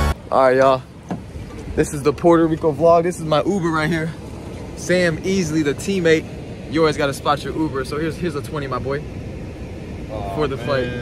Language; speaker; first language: English; native; English